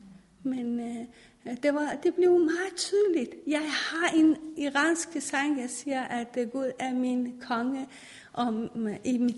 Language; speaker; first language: Danish; non-native, fluent; Persian